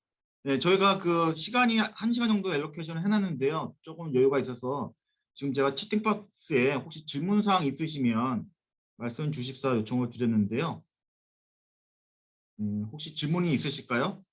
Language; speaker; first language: Korean; native; Korean